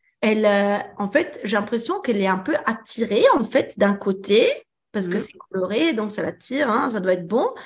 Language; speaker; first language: French; early bilingual, other home language; Italian